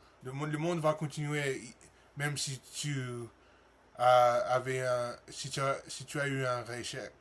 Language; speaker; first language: French; non-native, learner; English